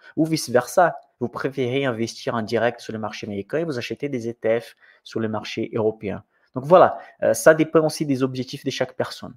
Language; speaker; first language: French; non-native, fluent; Portuguese